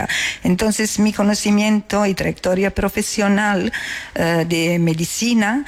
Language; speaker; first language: Spanish; non-native, learner; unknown